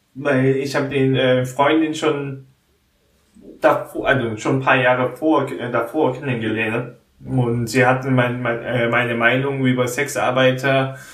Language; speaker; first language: German; non-native, learner; Korean